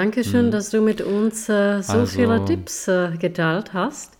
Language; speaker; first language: German; non-native, fluent; Czech